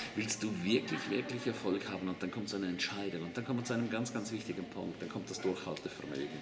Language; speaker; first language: German; native; German